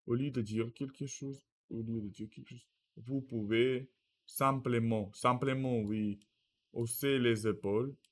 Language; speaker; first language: French; non-native, learner; Russian